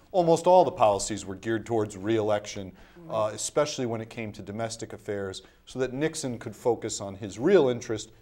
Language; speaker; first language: English; native; English